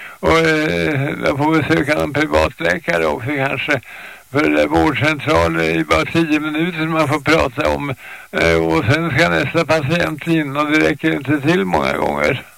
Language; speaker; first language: Swedish; native; Swedish